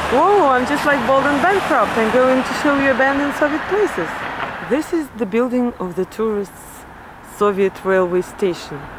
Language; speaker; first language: English; non-native, fluent; Russian